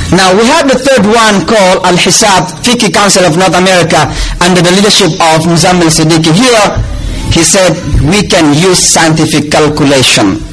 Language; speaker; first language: English; non-native, fluent; Indonesian